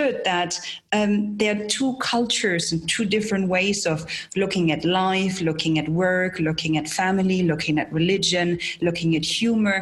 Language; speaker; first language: English; non-native, fluent; German